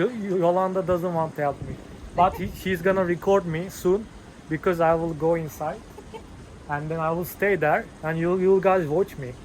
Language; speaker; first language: English; non-native, learner; Turkish